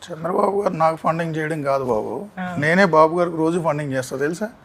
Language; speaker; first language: Telugu; native; Telugu